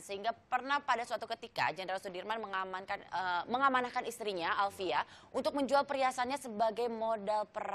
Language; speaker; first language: Indonesian; native; Indonesian